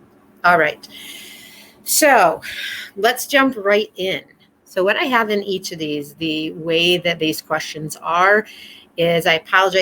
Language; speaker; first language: English; native; English